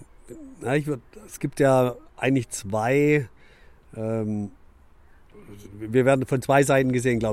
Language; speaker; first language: German; native; German